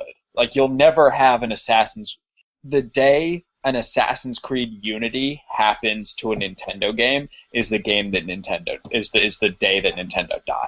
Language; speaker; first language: English; native; English